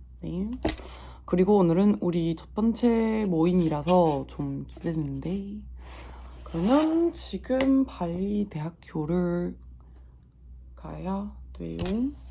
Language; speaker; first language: Korean; non-native, learner; Dutch